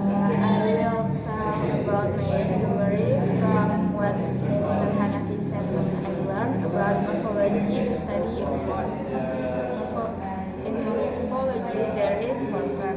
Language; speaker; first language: English; non-native, learner; Indonesian